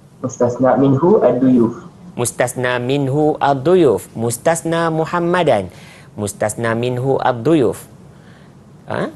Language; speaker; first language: Arabic; non-native, fluent; Malay